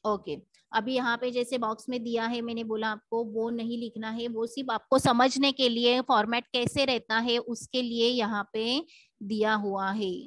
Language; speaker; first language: Hindi; non-native, local second language; Marathi